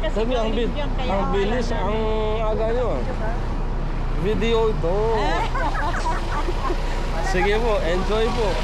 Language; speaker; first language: Filipino; non-native, fluent; Indonesian